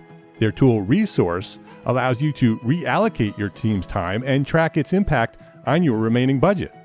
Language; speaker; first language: English; native; English